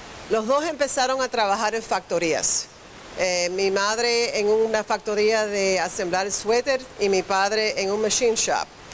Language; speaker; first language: Spanish; early bilingual, heritage; Spanish